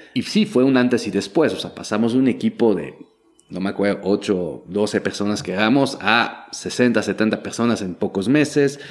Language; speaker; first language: Spanish; non-native, fluent; French